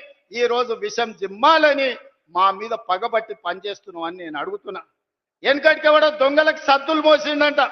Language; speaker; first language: Telugu; native; Telugu